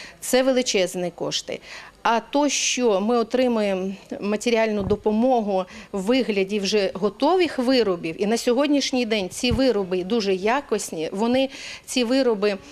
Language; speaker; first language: Ukrainian; native; Ukrainian